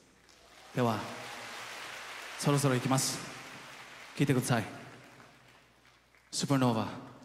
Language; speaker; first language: Japanese; non-native, fluent; Korean